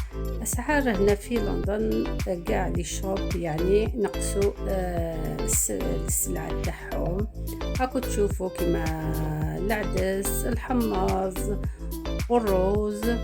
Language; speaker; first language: Arabic; non-native, local second language; Kabyle